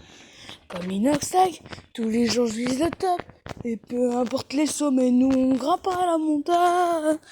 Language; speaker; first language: French; early bilingual, other home language; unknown